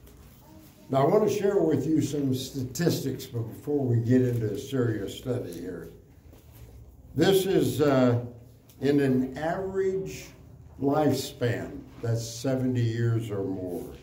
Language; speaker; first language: English; native; English